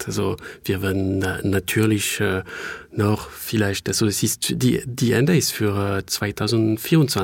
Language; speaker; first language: German; non-native, fluent; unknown